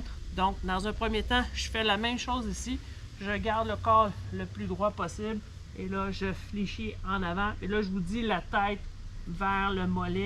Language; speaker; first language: French; native; French